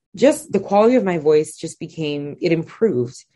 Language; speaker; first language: English; non-native, local second language; Igbo